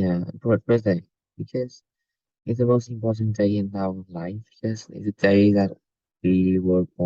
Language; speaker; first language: English; non-native, learner; Vietnamese